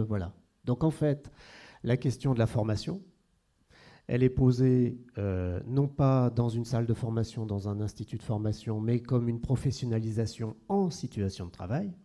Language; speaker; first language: French; native; French